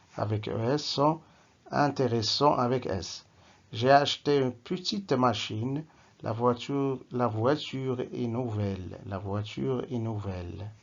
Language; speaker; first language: French; non-native, local second language; Arabic